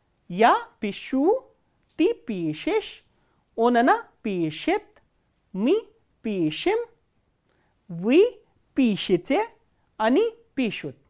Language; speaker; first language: Russian; non-native, fluent; Hindi